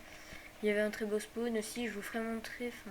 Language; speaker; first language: French; native; French